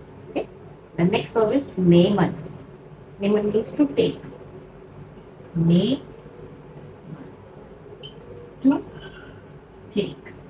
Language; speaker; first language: German; non-native, fluent; Hindi